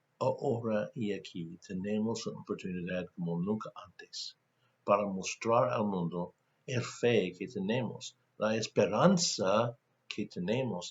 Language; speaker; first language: Spanish; non-native, fluent; English